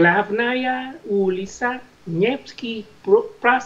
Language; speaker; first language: Russian; non-native, learner; Vietnamese